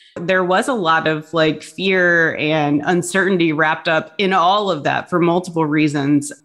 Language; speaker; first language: English; native; English